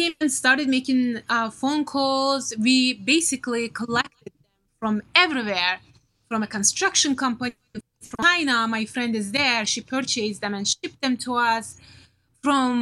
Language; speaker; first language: English; non-native, fluent; Turkish